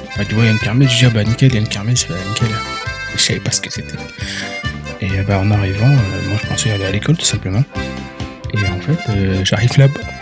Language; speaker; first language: French; early bilingual, other home language; Arabic